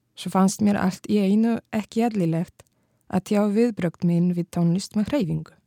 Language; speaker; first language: Icelandic; non-native, fluent; Polish